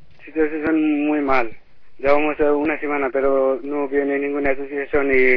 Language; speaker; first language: Spanish; non-native, learner; Bangla